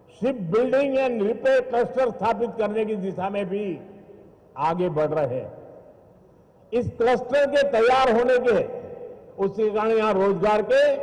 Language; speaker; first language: Hindi; non-native, local second language; Gujarati